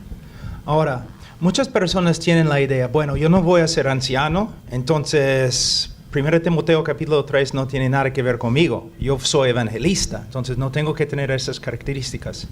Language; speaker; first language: Spanish; non-native, fluent; English